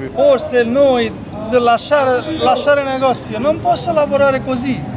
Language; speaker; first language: Italian; non-native, learner; Bangla